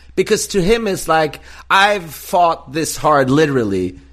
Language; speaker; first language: English; non-native, fluent; Swedish